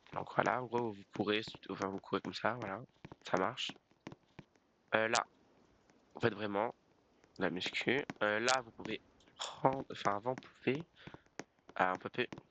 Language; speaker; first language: French; native; French